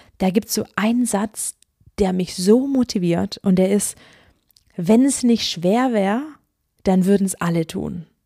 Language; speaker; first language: German; native; German